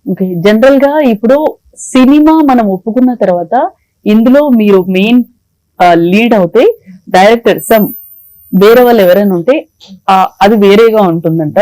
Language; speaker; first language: Telugu; native; Telugu